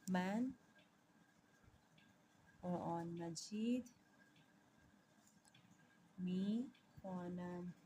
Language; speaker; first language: Persian; non-native, fluent; Urdu